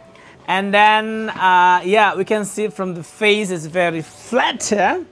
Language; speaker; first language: English; non-native, fluent; Indonesian